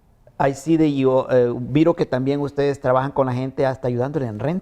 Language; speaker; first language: Spanish; native; Spanish